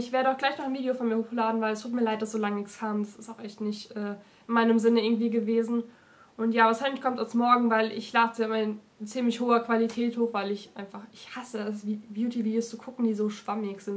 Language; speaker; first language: German; native; German